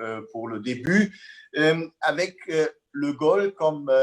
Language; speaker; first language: French; non-native, fluent; German